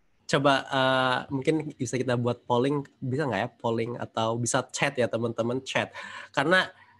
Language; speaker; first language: Indonesian; native; Indonesian